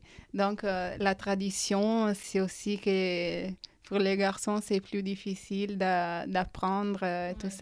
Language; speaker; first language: French; non-native, fluent; Italian